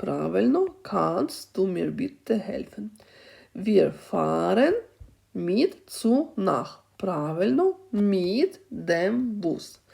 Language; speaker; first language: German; non-native, fluent; Ukrainian